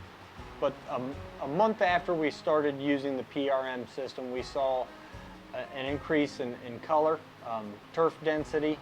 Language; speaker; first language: English; native; English